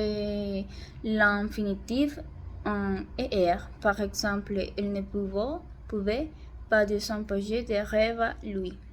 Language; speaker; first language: French; non-native, learner; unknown